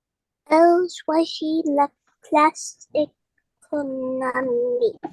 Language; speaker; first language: French; non-native, learner; English